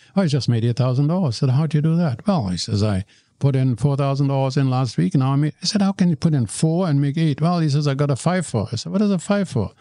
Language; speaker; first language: English; non-native, fluent; German